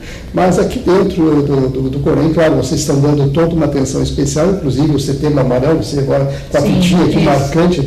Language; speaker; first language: Portuguese; native; Portuguese